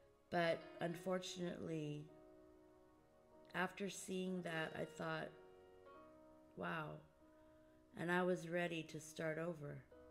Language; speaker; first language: English; early bilingual, other home language; Portuguese